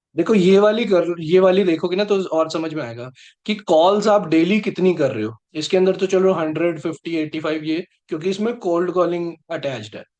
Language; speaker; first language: Hindi; native; Hindi